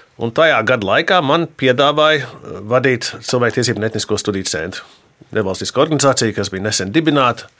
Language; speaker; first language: Latvian; early bilingual, heritage; Latvian